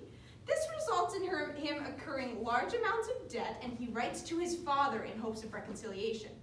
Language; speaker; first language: English; native; English